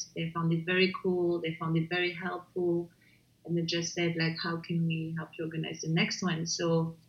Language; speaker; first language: English; non-native, fluent; French